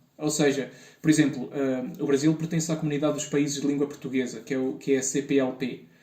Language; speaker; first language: Portuguese; native; Portuguese